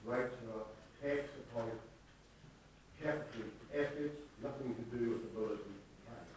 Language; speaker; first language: English; native; English